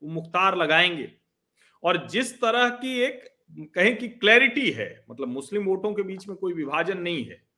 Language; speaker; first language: Hindi; native; Hindi